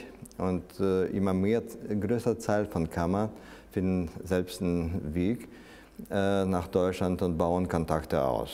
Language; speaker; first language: German; non-native, fluent; Russian